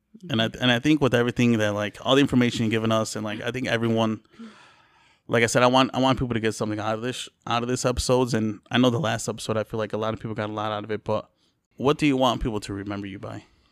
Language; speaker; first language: English; early bilingual, other home language; Spanish